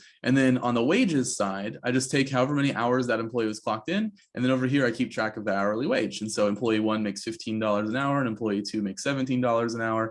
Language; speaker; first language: English; native; English